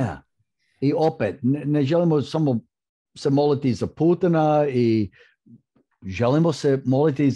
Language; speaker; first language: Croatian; early bilingual, heritage; Croatian